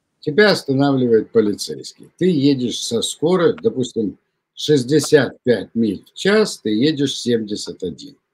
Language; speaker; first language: Russian; native; Russian